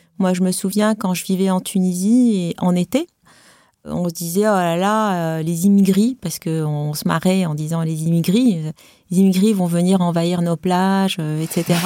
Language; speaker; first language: French; non-native, local second language; Arabic